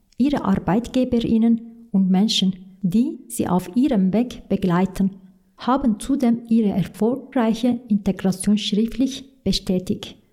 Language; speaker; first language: German; non-native, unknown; Turkish